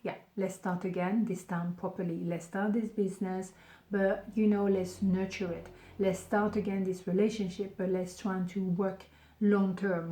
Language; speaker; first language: English; non-native, fluent; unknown